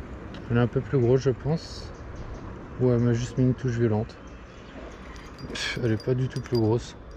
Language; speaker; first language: French; native; French